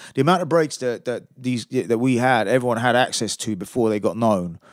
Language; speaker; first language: English; native; English